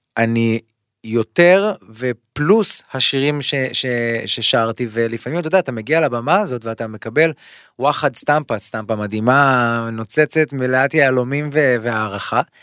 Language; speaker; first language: Hebrew; native; Hebrew